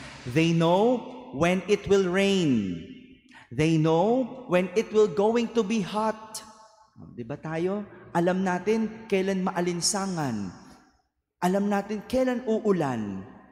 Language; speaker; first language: English; non-native, local second language; Filipino